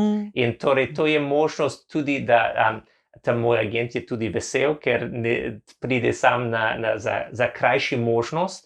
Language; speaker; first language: Slovenian; non-native, learner; English